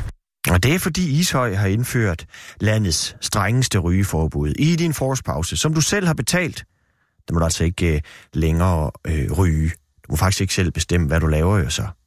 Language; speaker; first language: Danish; native; Danish